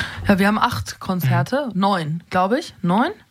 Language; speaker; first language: German; native; German